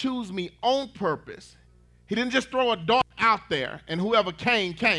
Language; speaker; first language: English; native; English